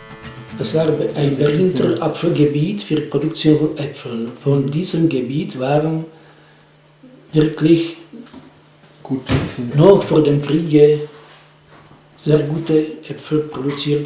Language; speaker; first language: German; non-native, fluent; Czech